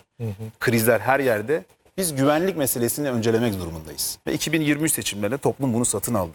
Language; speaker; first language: Turkish; native; Turkish